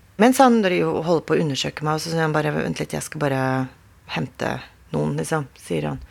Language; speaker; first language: Norwegian; native; Norwegian